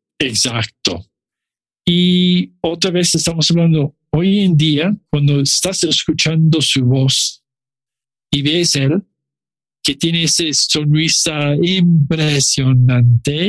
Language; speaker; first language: Spanish; non-native, learner; English